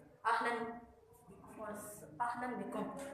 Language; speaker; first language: Arabic; non-native, learner; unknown